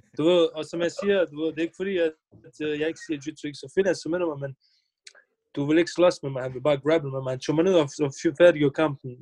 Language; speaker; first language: Danish; early bilingual, other home language; Bosnian